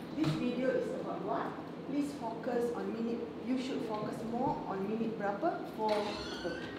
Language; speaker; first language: English; non-native, local second language; Malay